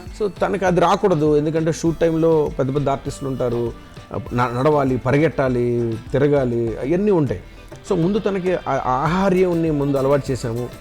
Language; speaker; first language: Telugu; native; Telugu